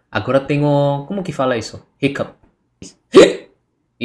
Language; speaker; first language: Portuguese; non-native, learner; Indonesian